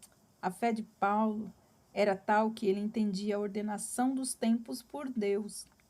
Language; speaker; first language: Portuguese; native; Portuguese